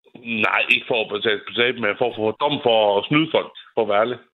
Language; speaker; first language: Danish; native; Danish